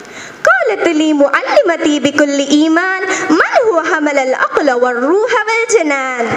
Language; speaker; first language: Arabic; non-native, learner; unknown